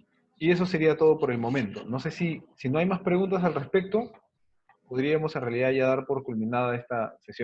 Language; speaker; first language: Spanish; native; Spanish